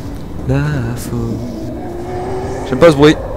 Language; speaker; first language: French; native; French